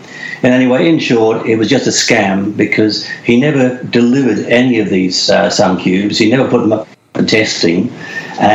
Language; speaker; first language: English; native; English